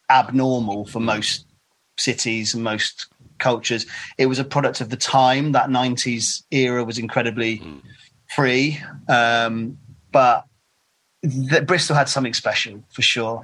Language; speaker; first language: English; native; English